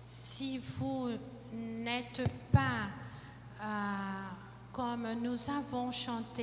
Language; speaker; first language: French; non-native, fluent; Portuguese